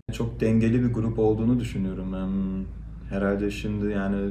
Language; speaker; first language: Turkish; early bilingual, heritage; Turkish